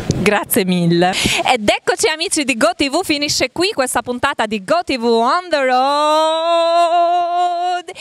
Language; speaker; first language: Italian; native; Italian